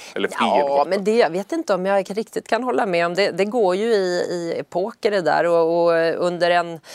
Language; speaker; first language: Swedish; native; Swedish